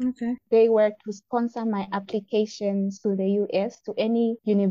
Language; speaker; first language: English; non-native, local second language; Bemba